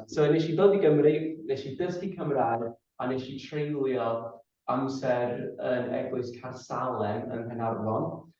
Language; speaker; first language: Welsh; non-native, fluent; English